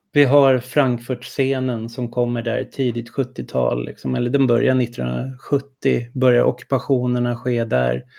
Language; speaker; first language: Swedish; native; Swedish